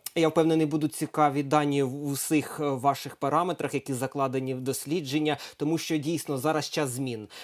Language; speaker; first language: Ukrainian; native; Ukrainian